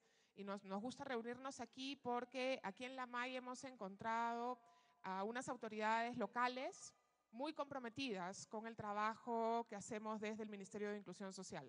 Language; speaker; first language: Spanish; native; Spanish